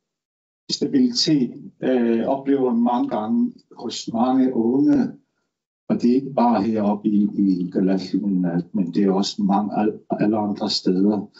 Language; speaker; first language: Danish; non-native, local second language; Kalaallisut